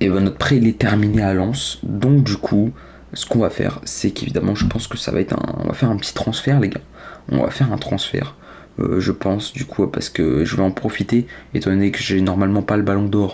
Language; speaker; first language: French; native; French